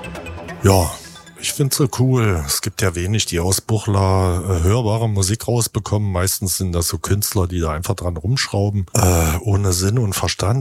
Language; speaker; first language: German; native; German